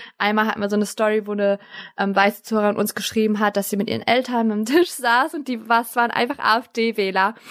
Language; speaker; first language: German; early bilingual, other home language; Turkish